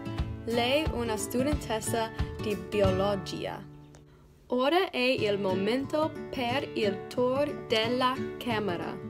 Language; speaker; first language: Italian; non-native, learner; English